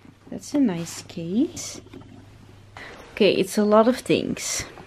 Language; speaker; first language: English; non-native, fluent; Dutch